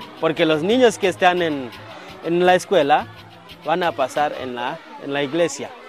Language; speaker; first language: Spanish; non-native, fluent; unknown